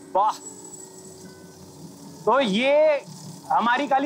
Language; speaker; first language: Hindi; native; Hindi